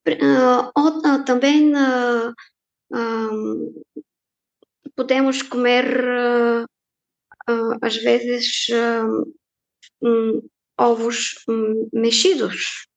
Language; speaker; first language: Portuguese; non-native, fluent; Bulgarian